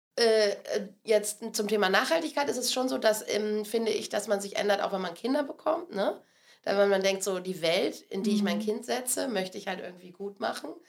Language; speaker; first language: German; native; German